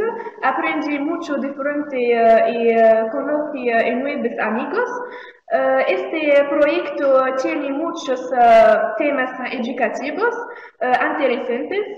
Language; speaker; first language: Spanish; non-native, learner; Arabic